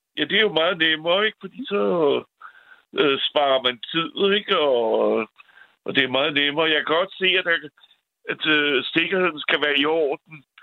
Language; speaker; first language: Danish; non-native, fluent; French